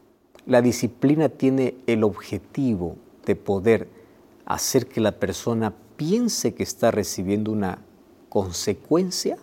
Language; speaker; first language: Spanish; native; Spanish